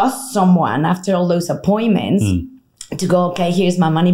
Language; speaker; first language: English; non-native, fluent; Spanish